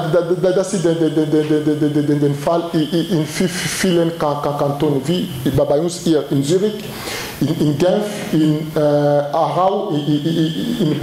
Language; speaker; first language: German; non-native, learner; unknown